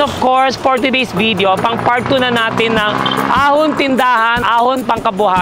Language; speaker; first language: Filipino; native; Filipino